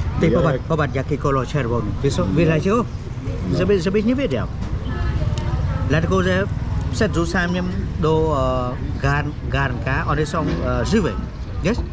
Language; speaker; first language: Polish; non-native, learner; Khmer